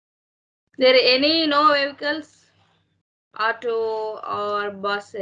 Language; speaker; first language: English; non-native, learner; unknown